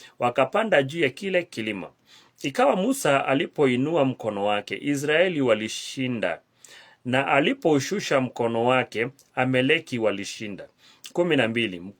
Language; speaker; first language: Swahili; non-native, local second language; Kikuyu